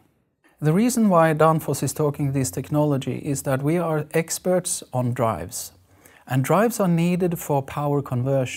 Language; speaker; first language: English; non-native, fluent; Norwegian